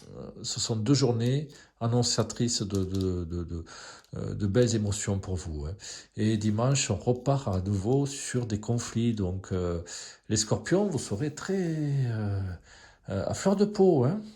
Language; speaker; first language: French; native; French